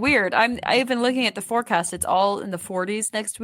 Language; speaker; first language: English; native; English